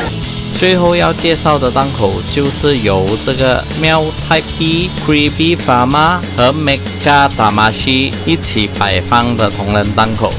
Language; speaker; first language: Chinese; native; Chinese